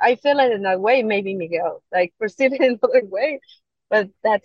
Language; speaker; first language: English; non-native, fluent; Spanish